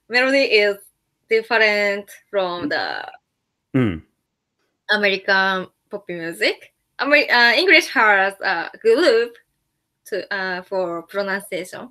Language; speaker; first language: English; non-native, learner; Japanese